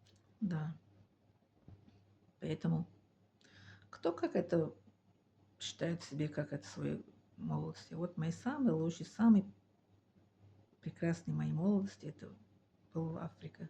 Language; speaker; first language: Russian; non-native, learner; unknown